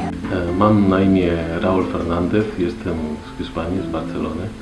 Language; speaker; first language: Polish; non-native, learner; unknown